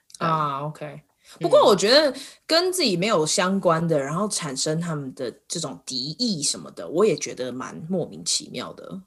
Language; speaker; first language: Chinese; native; Chinese